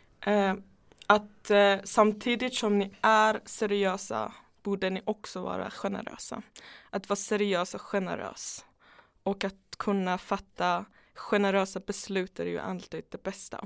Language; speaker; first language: Swedish; non-native, fluent; Persian